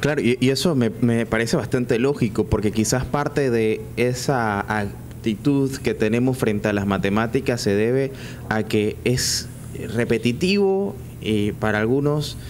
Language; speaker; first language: Spanish; native; Spanish